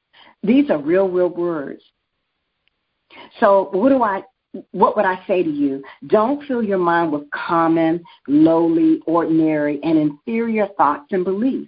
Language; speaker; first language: English; native; English